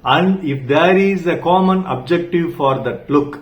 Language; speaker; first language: English; non-native, local second language; Tamil